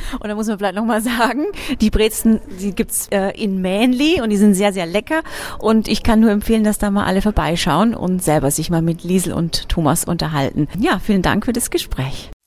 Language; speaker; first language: German; native; German